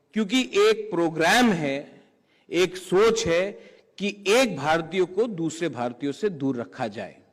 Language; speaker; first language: Hindi; non-native, local second language; Kok Borok